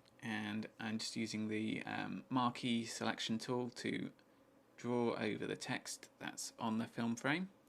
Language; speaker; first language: English; native; English